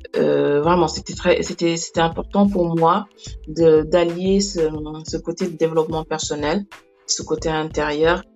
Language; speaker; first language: French; non-native, local second language; Wolof